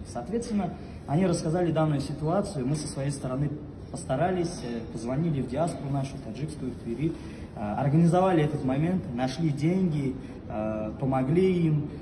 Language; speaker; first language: Russian; non-native, local second language; Tajik